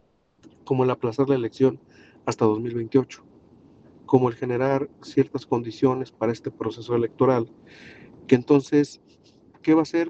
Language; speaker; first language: Spanish; native; Spanish